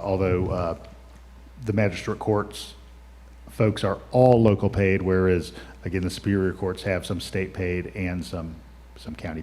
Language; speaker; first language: English; native; English